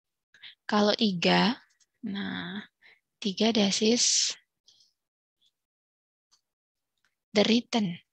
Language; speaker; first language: German; non-native, learner; Indonesian